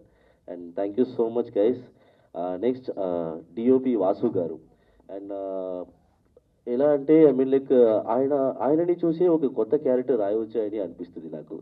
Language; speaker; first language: Telugu; non-native, learner; Tamil